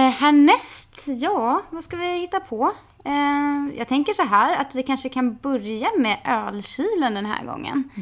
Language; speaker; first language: Swedish; native; Swedish